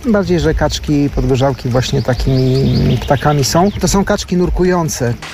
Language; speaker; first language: Polish; native; Polish